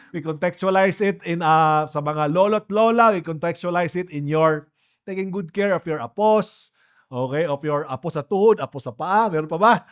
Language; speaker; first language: Filipino; non-native, local second language; Cebuano